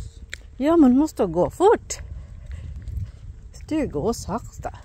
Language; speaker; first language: Swedish; non-native, learner; Filipino